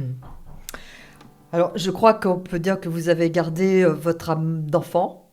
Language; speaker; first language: French; native; French